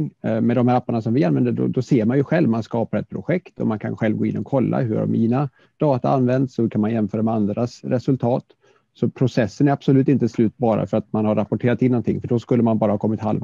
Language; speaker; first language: Swedish; native; Swedish